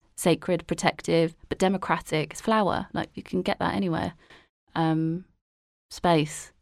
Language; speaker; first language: English; native; English